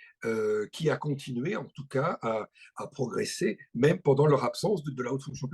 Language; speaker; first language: French; native; French